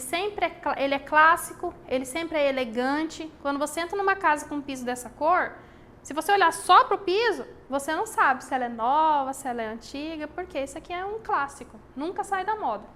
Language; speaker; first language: Portuguese; native; Portuguese